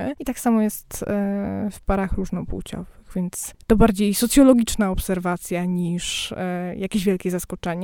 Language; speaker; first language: Polish; native; Polish